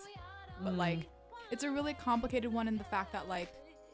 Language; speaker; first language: English; early bilingual, other home language; Korean